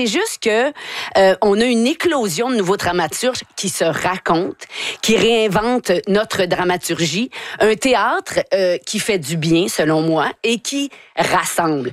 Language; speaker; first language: French; native; French